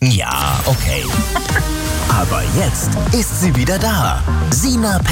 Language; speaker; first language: German; native; German